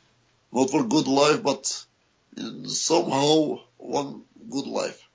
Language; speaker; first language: English; non-native, learner; Albanian